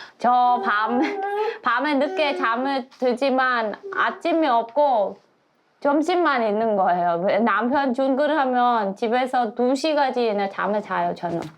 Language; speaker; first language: Korean; non-native, fluent; Vietnamese